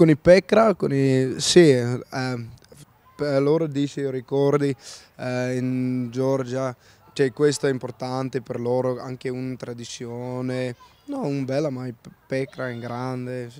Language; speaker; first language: Italian; non-native, learner; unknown